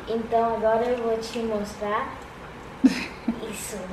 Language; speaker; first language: Portuguese; early bilingual, heritage; Portuguese